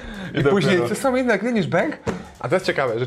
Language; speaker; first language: Polish; native; Polish